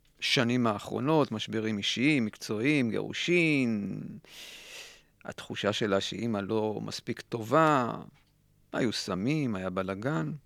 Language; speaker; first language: Hebrew; native; Hebrew